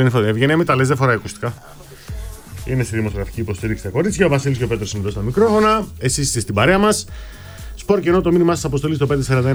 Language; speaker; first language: Greek; native; Greek